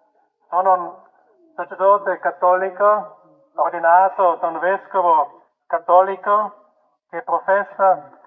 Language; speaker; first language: Italian; non-native, fluent; German